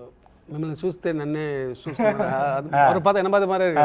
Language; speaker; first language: Telugu; non-native, learner; Tamil